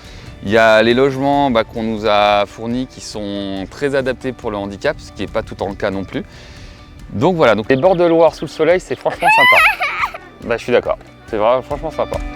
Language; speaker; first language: French; native; French